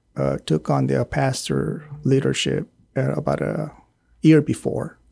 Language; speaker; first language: English; non-native, fluent; Korean